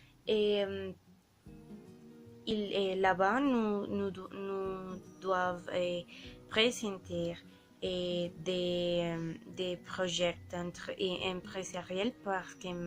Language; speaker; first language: French; non-native, learner; Spanish